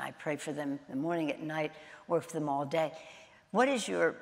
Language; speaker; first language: English; native; English